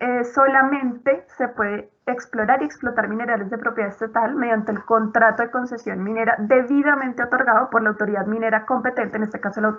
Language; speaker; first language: Spanish; native; Spanish